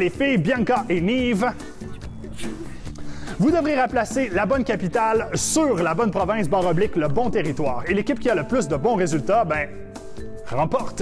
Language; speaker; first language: French; native; French